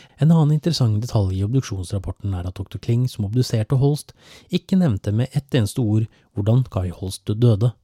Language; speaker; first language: Norwegian; native; Norwegian